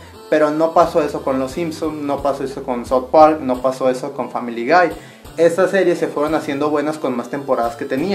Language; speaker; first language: Spanish; native; Spanish